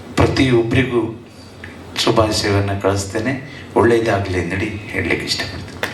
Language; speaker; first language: Kannada; native; Kannada